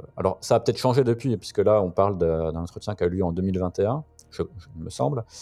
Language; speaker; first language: French; native; French